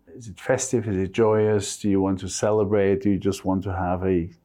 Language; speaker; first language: English; non-native, fluent; Spanish